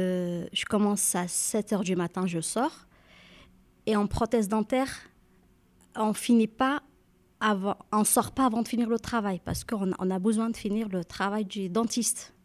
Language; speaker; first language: French; non-native, learner; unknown